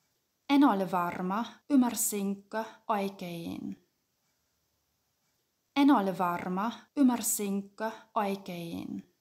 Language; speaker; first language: Finnish; non-native, fluent; German